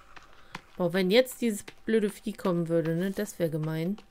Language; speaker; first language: German; native; German